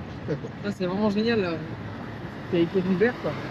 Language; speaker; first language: French; native; French